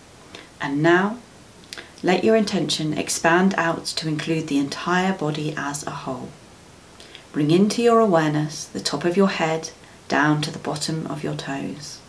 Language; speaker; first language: English; native; English